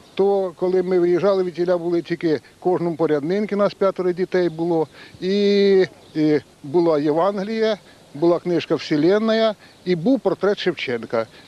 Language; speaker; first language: Ukrainian; native; Ukrainian